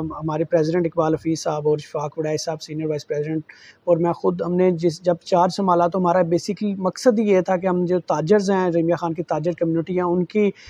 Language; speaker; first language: Urdu; non-native, local second language; Saraiki